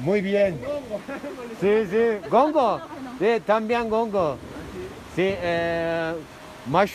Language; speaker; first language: Spanish; non-native, learner; Turkish